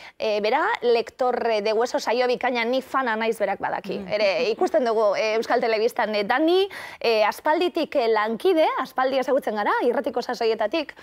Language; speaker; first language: Basque; native; Basque